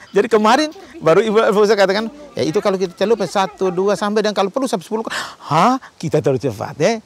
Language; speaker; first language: Indonesian; non-native, local second language; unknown